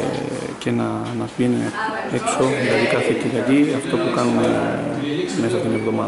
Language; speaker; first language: Greek; non-native, fluent; Spanish